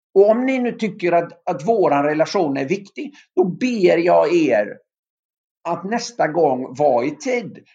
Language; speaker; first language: Swedish; native; Swedish